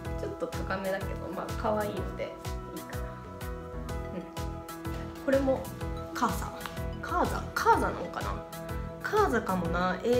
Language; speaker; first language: Japanese; native; Japanese